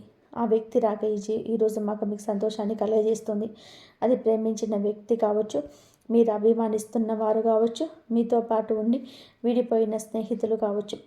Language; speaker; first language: Telugu; native; Telugu